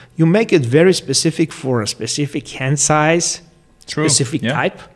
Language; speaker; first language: English; non-native, fluent; Bulgarian